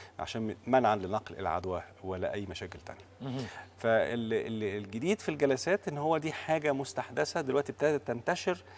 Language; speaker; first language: Arabic; native; Arabic